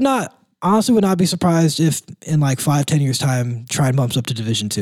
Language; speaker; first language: English; native; English